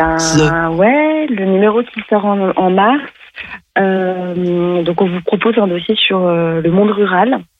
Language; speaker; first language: French; native; French